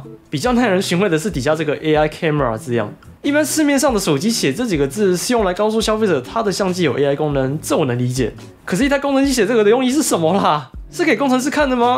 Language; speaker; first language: Chinese; native; Chinese